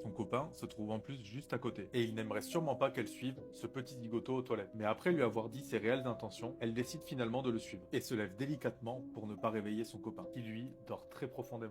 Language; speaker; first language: French; native; French